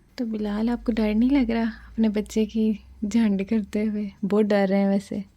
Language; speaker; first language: Urdu; non-native, local second language; Punjabi